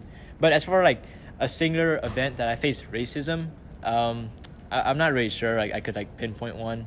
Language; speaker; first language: English; early bilingual, other home language; Vietnamese